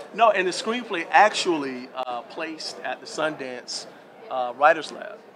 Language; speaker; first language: English; native; English